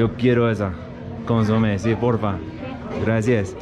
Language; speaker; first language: Spanish; non-native, learner; English